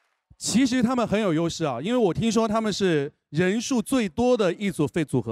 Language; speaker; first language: Chinese; native; Chinese